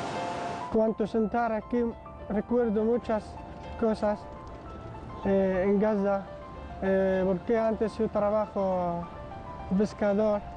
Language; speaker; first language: Spanish; non-native, learner; Arabic